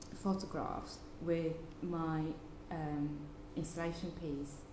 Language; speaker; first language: English; non-native, fluent; Japanese